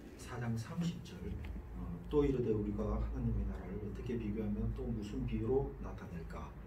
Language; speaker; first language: Korean; native; Korean